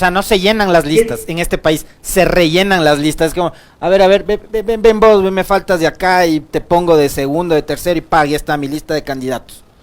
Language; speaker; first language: Spanish; native; Spanish